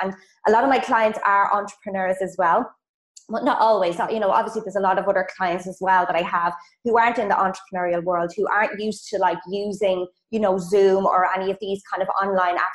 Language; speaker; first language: English; native; English